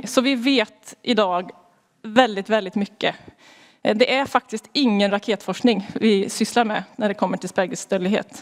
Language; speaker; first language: Swedish; native; Swedish